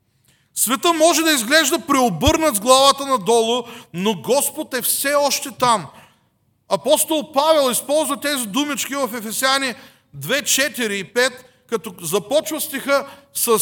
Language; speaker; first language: Bulgarian; native; Bulgarian